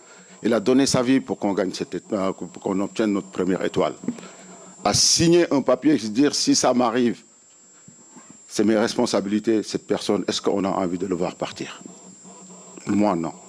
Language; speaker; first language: French; non-native, local second language; Wolof